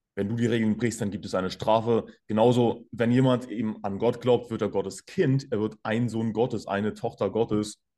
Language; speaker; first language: German; native; German